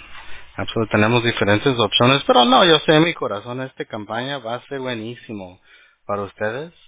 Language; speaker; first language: Spanish; early bilingual, heritage; Spanish